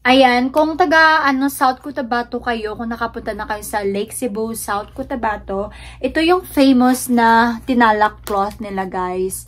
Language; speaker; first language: Filipino; non-native, local second language; Hiligaynon